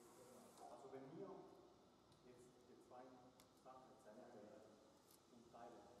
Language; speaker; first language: German; non-native, learner; Italian